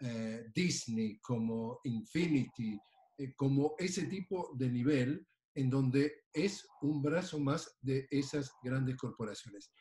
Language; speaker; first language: Spanish; native; Spanish